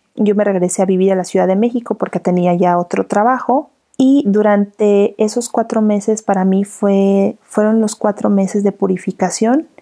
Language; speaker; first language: Spanish; native; Spanish